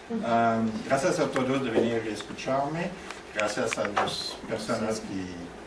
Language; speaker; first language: Spanish; non-native, learner; French